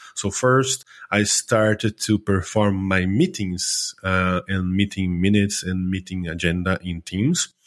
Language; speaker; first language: English; non-native, fluent; Portuguese